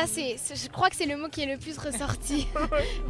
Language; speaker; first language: French; native; French